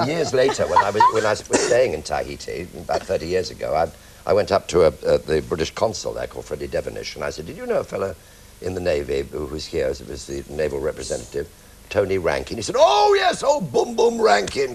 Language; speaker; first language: English; native; English